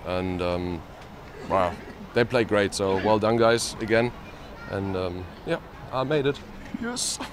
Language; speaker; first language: English; non-native, fluent; German